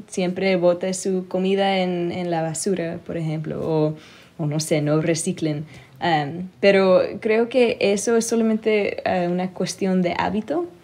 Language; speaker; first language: Spanish; early bilingual, heritage; Spanish